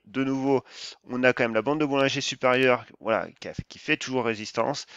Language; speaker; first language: French; native; French